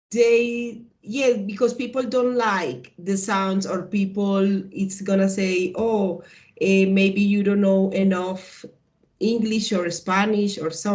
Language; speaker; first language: English; non-native, learner; Spanish